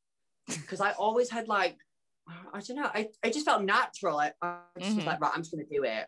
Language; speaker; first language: English; native; English